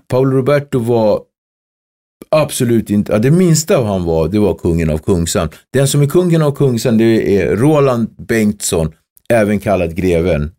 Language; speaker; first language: Swedish; early bilingual, other home language; Kabuverdianu